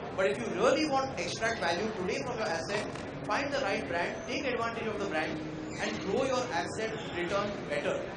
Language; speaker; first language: English; non-native, local second language; Konkani